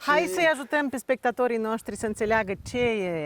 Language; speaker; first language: Romanian; native; Romanian